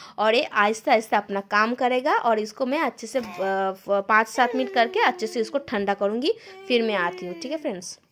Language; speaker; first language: Hindi; non-native, local second language; Bangla